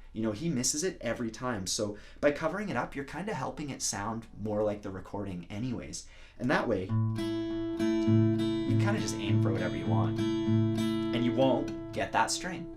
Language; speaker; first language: English; native; English